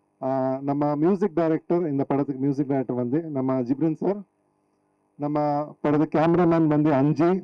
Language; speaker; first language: Tamil; native; Tamil